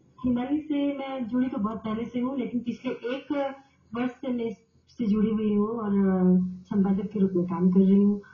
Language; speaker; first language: Hindi; native; Hindi